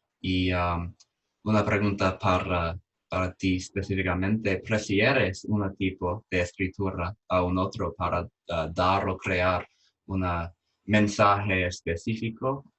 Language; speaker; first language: Spanish; non-native, fluent; English